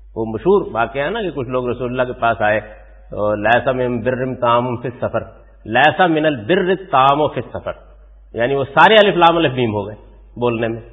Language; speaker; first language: Urdu; non-native, local second language; Punjabi